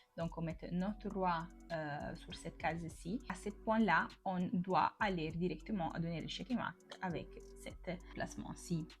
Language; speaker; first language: French; non-native, fluent; Italian